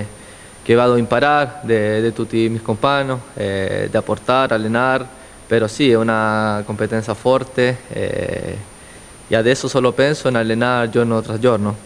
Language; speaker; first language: Italian; non-native, learner; Spanish